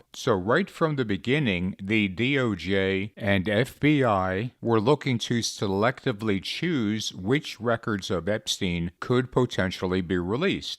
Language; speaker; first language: English; native; English